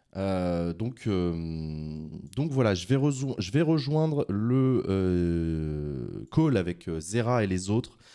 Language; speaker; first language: French; native; French